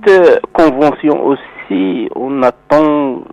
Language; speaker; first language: French; non-native, local second language; Arabic